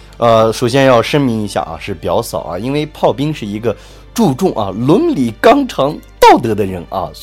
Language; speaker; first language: Chinese; native; Chinese